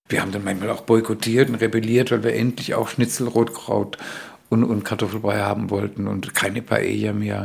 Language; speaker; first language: German; early bilingual, other home language; Spanish